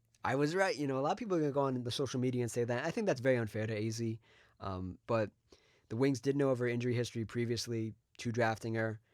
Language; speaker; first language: English; native; English